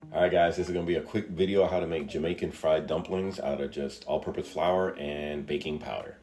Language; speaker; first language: English; native; English